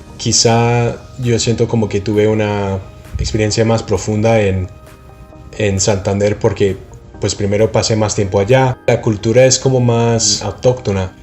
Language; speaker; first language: Spanish; non-native, fluent; English